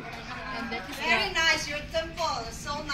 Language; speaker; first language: English; non-native, learner; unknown